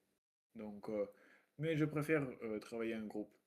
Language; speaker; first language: French; non-native, learner; Russian